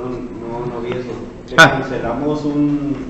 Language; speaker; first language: Spanish; native; Spanish